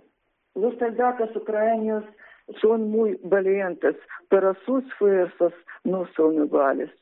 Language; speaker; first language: Spanish; non-native, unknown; Ukrainian